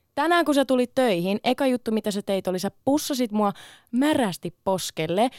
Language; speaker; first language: Finnish; early bilingual, other home language; Sinhala